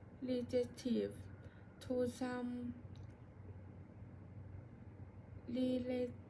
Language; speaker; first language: English; non-native, learner; Thai